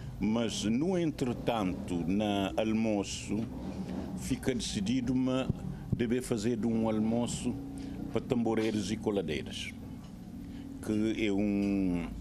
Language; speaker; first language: Portuguese; non-native, local second language; Kabuverdianu